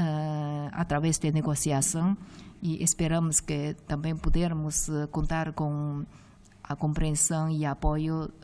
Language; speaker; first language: Portuguese; non-native, fluent; Chinese